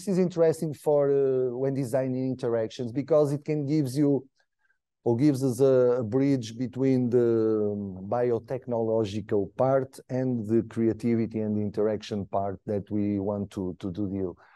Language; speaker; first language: English; non-native, fluent; Portuguese